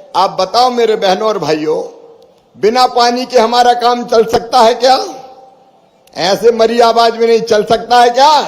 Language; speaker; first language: Hindi; native; Hindi